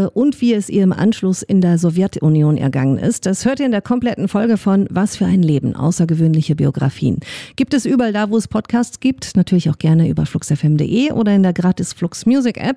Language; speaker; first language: German; native; German